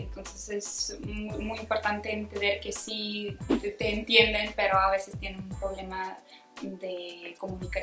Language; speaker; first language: Spanish; non-native, fluent; Ukrainian